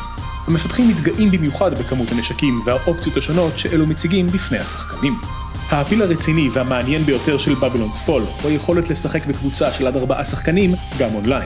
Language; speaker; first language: Hebrew; native; Hebrew